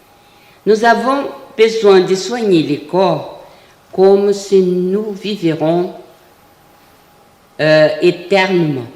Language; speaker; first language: French; non-native, fluent; Portuguese